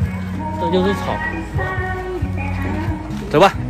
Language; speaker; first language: Chinese; native; Chinese